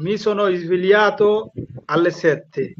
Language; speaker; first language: Italian; non-native, learner; Bangla